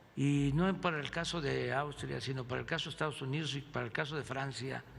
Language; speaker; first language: Spanish; native; Spanish